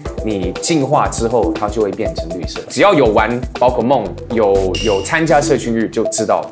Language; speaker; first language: Chinese; non-native, fluent; English